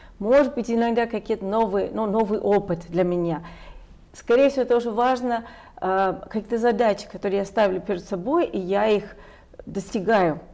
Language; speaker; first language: Russian; non-native, fluent; English